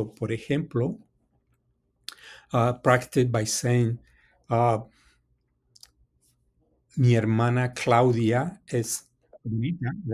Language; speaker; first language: Spanish; non-native, fluent; English